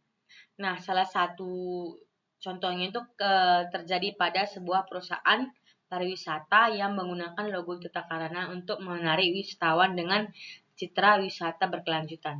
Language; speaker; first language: Indonesian; non-native, local second language; Balinese